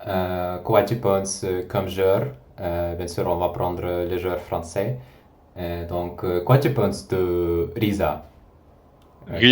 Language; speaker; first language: French; non-native, learner; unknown